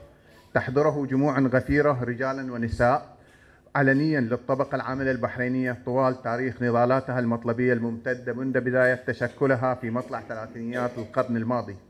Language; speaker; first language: Arabic; native; Arabic